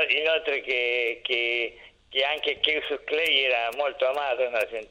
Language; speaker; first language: Italian; non-native, fluent; Spanish